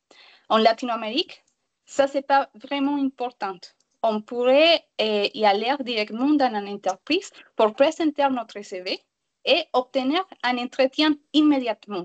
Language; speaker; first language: French; non-native, learner; Spanish